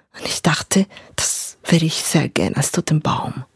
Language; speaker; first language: German; non-native, fluent; Spanish